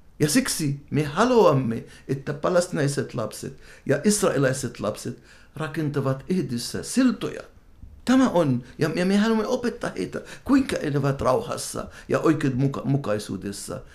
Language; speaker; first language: Finnish; non-native, fluent; Arabic